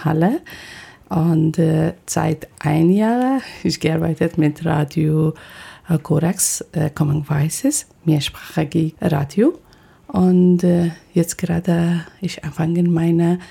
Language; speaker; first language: German; non-native, learner; Persian